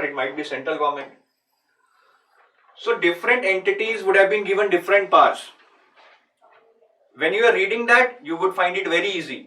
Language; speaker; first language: English; non-native, local second language; Hindi